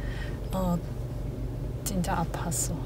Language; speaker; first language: Korean; non-native, learner; Chinese